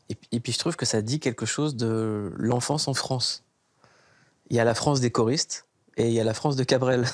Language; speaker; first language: French; native; French